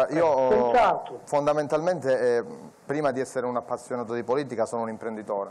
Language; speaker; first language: Italian; native; Italian